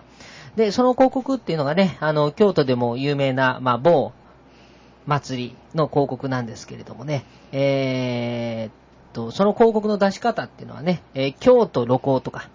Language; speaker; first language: Japanese; native; Japanese